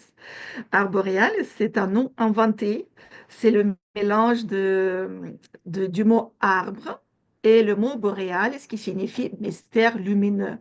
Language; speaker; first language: French; non-native, fluent; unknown